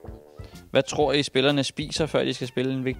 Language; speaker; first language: Danish; native; Danish